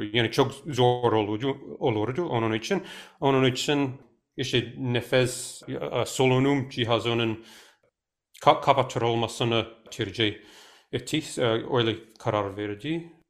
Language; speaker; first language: Turkish; non-native, fluent; English